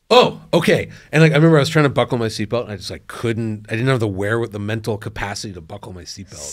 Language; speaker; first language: English; native; English